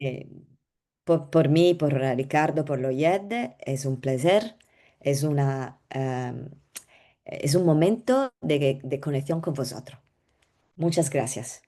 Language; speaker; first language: Spanish; non-native, learner; Italian